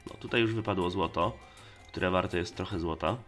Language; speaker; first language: Polish; native; Polish